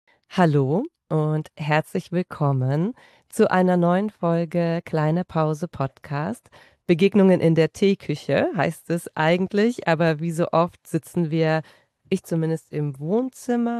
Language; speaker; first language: German; native; German